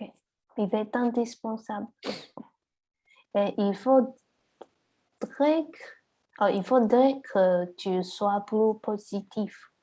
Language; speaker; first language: French; non-native, learner; Chinese